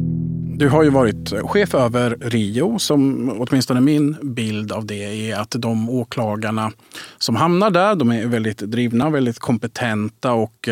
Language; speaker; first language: Swedish; native; Swedish